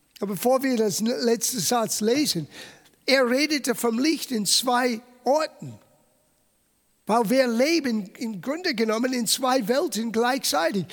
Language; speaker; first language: German; non-native, fluent; English